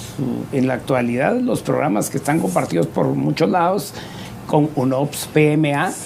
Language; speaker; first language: Spanish; native; Spanish